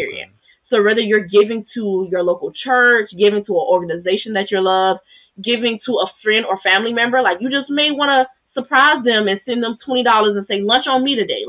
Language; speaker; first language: English; native; English